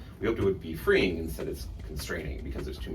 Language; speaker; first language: English; native; English